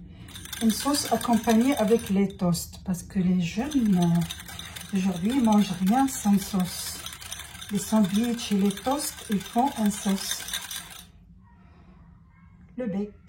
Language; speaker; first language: French; non-native, fluent; Arabic